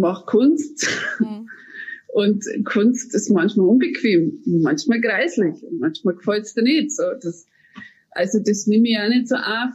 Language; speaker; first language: German; native; German